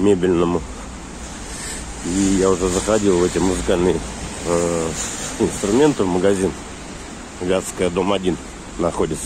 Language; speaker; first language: Russian; native; Russian